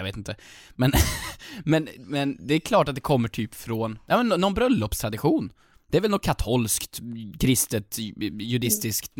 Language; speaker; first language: Swedish; native; Swedish